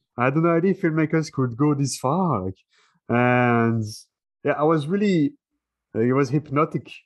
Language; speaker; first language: English; non-native, fluent; French